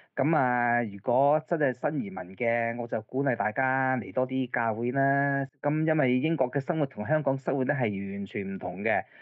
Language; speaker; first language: Cantonese; early bilingual, other home language; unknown